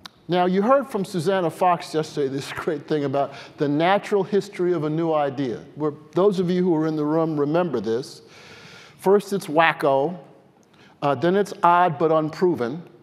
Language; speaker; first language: English; native; English